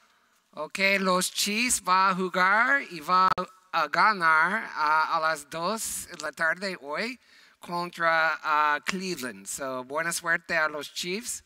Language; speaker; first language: Spanish; non-native, fluent; English